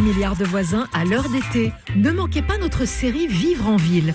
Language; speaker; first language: French; native; French